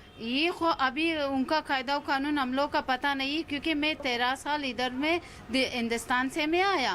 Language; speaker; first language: Hindi; non-native, learner; Persian